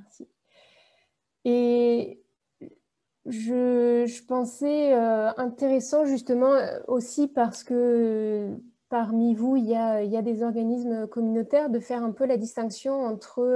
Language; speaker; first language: French; native; French